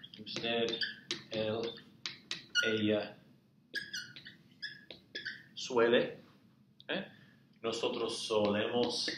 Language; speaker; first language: Spanish; non-native, fluent; English